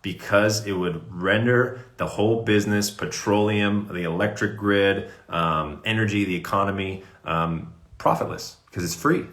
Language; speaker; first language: English; native; English